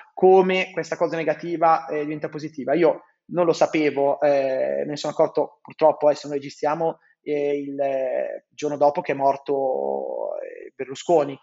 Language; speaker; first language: Italian; native; Italian